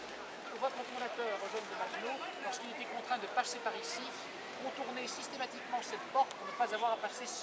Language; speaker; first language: French; native; French